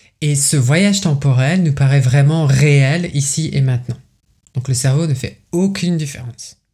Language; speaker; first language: French; native; French